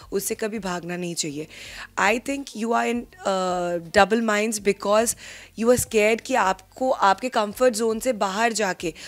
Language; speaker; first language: Hindi; non-native, local second language; Bangla